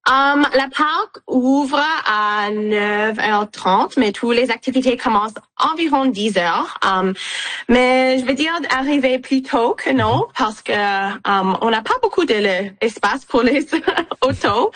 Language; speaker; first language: French; non-native, local second language; English